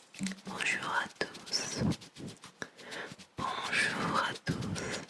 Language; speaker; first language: French; non-native, learner; English